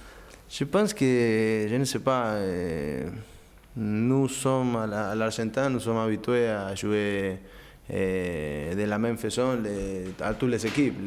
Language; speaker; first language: French; non-native, learner; Spanish